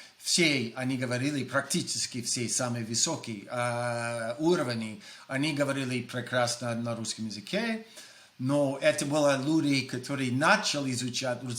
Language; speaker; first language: Russian; non-native, fluent; English